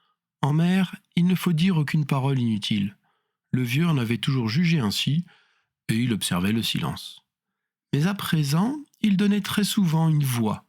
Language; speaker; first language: French; native; French